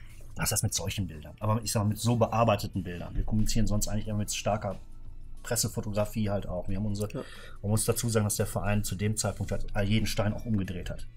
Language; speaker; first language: German; native; German